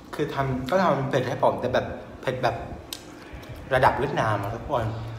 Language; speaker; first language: Thai; non-native, fluent; Vietnamese